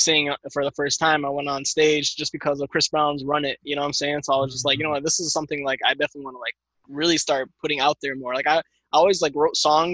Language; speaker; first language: English; native; English